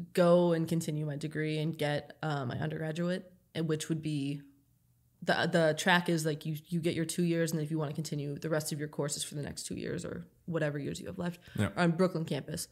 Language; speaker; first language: English; native; English